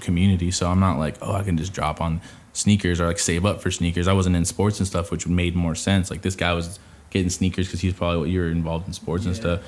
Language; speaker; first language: English; native; English